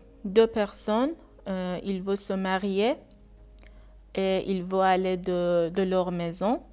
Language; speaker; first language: French; non-native, learner; Persian